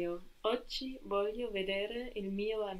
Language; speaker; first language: Italian; non-native, learner; English